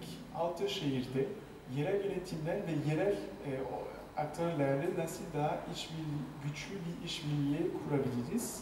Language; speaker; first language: Turkish; non-native, fluent; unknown